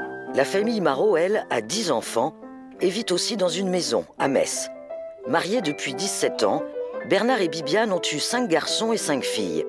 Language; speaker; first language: French; native; French